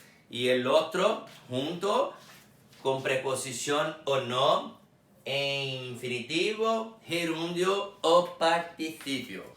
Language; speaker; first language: Spanish; non-native, fluent; Portuguese